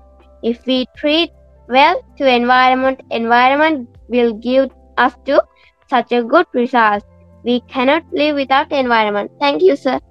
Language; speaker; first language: English; non-native, learner; Sinhala